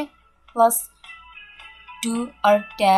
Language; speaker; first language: English; non-native, fluent; Indonesian